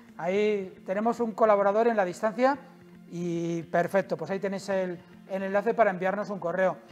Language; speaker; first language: Spanish; native; Spanish